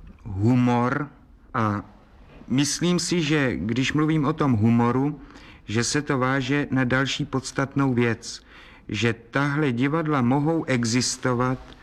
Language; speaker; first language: Czech; native; Czech